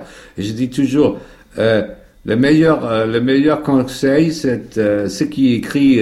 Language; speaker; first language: French; non-native, fluent; German